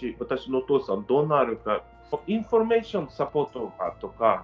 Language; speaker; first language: Japanese; non-native, learner; Ukrainian